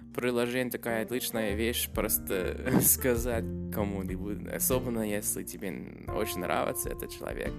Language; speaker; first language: Russian; non-native, fluent; English